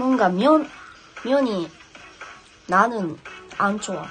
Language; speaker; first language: Korean; non-native, learner; Japanese